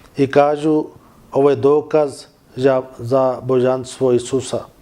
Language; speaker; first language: Bosnian; non-native, learner; Urdu